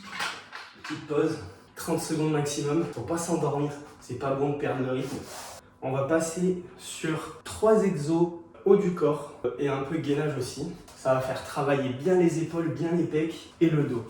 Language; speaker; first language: French; native; French